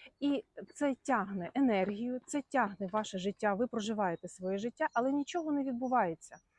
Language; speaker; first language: Ukrainian; non-native, local second language; Russian